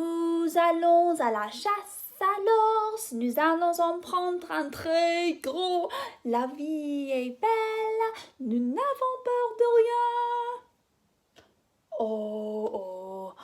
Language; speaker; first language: French; non-native, fluent; English